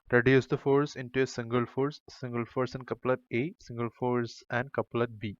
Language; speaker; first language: English; non-native, local second language; Malayalam